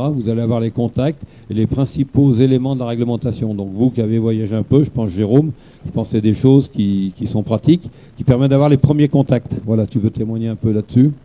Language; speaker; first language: French; native; French